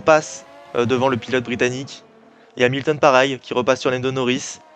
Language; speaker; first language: French; native; French